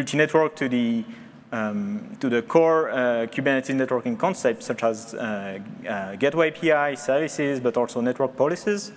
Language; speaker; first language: English; non-native, fluent; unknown